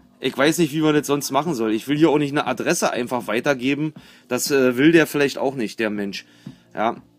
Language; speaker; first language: German; native; German